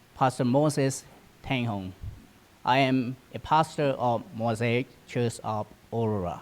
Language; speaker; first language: English; non-native, learner; Burmese